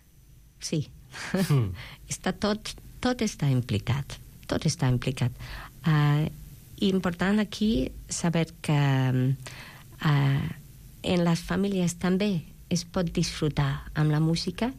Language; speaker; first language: Catalan; non-native, fluent; English